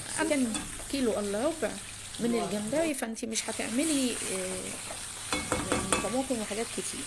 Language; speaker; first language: Arabic; native; Arabic